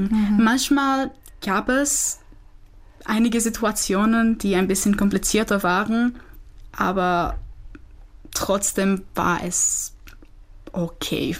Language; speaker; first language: German; non-native, fluent; Czech